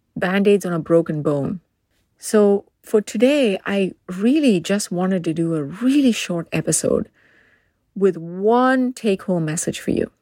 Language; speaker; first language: English; non-native, local second language; Tamil